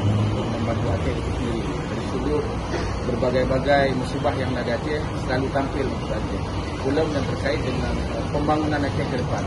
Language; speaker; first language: Indonesian; non-native, local second language; Achinese